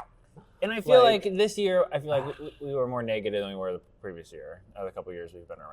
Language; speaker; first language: English; native; English